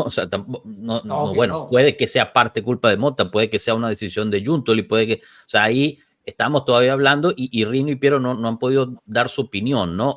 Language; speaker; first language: Spanish; native; Spanish